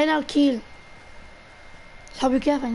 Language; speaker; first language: Portuguese; non-native, fluent; Italian